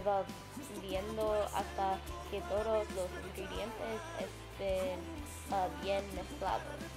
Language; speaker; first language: Spanish; non-native, learner; English